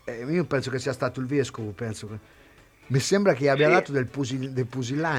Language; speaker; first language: Italian; native; Italian